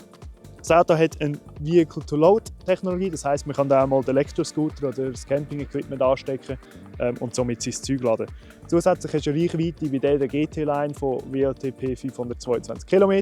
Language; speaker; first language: German; native; German